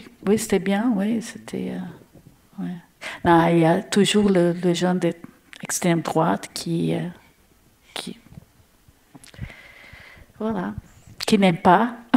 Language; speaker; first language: French; non-native, learner; Portuguese